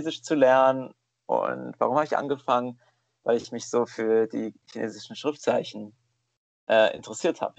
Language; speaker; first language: German; native; German